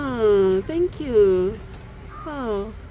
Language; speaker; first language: English; non-native, fluent; Korean